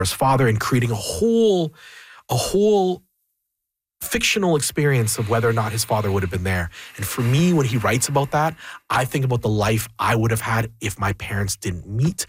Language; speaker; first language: English; early bilingual, other home language; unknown